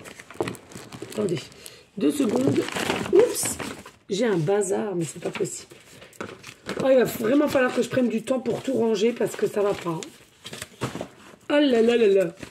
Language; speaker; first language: French; native; French